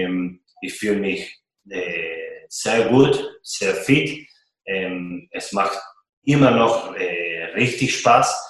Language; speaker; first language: German; non-native, fluent; Spanish